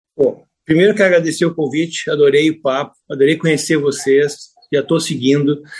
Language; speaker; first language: Portuguese; native; Portuguese